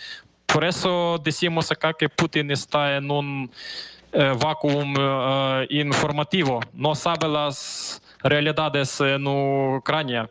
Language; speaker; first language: Spanish; non-native, fluent; Ukrainian